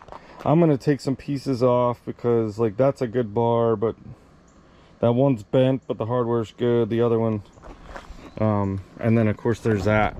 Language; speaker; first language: English; native; English